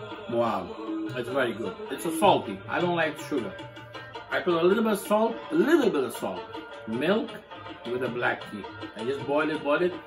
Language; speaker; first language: English; non-native, learner; Persian